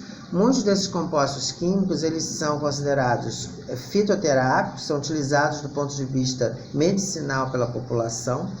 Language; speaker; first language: Portuguese; native; Portuguese